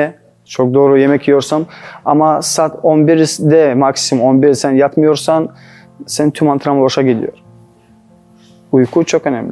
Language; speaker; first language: Turkish; non-native, learner; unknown